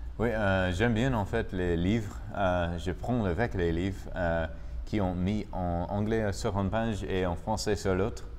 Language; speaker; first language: French; non-native, learner; English